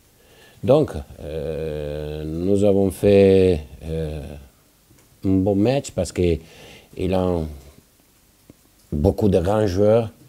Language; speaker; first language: French; non-native, fluent; Italian